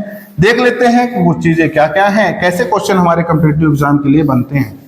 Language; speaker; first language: Hindi; native; Hindi